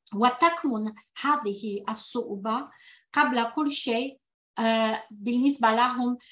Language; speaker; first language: Arabic; non-native, fluent; Polish